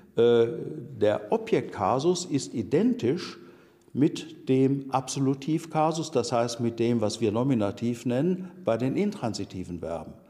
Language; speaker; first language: German; native; German